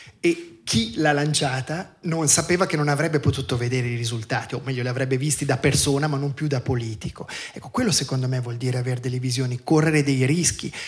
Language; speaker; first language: Italian; native; Italian